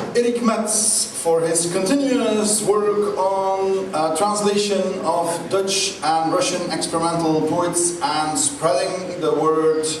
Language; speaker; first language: English; non-native, fluent; Dutch